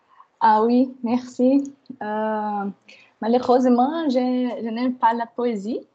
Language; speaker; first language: French; non-native, fluent; Portuguese